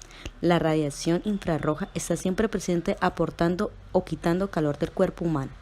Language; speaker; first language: Spanish; native; Spanish